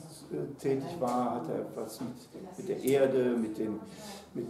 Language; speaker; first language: German; native; German